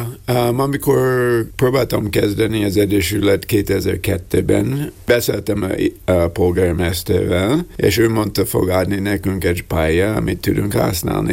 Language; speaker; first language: Hungarian; non-native, learner; English